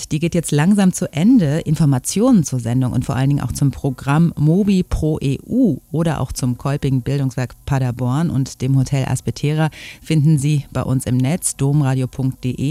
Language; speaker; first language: German; native; German